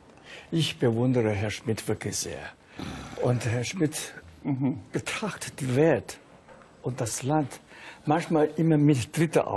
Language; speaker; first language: German; non-native, fluent; Chinese